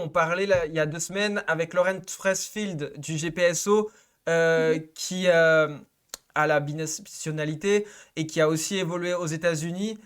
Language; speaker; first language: French; native; French